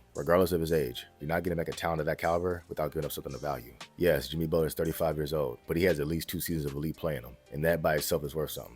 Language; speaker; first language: English; native; English